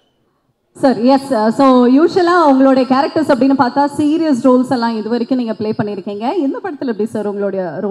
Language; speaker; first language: Tamil; native; Tamil